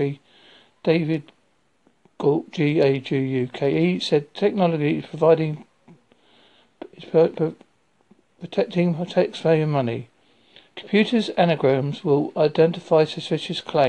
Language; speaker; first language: English; native; English